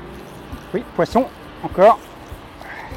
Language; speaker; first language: French; native; French